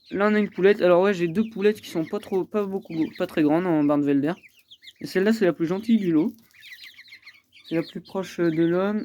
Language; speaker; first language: French; native; French